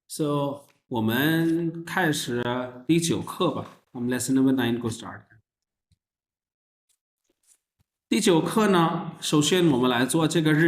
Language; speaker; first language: Chinese; non-native, fluent; Urdu